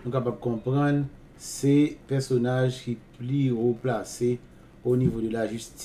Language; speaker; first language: Haitian Creole; native; Haitian Creole